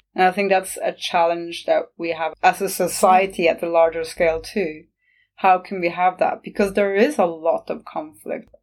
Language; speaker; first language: English; non-native, fluent; Norwegian